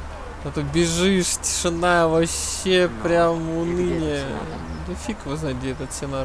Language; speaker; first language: Russian; native; Russian